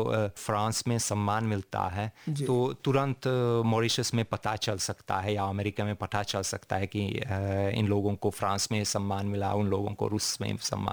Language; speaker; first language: Hindi; non-native, fluent; Hungarian